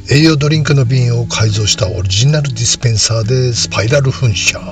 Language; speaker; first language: Japanese; native; Japanese